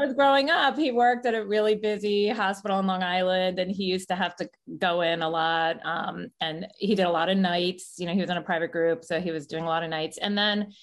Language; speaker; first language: English; native; English